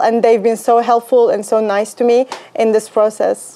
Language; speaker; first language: English; non-native, fluent; Turkish